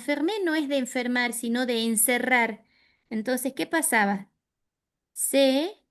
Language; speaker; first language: Spanish; native; Spanish